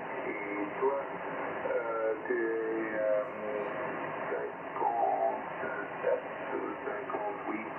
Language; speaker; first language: French; non-native, local second language; German